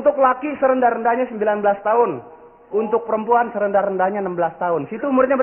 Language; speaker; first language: Indonesian; native; Indonesian